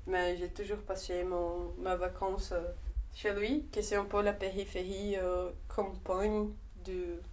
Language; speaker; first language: French; non-native, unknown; Portuguese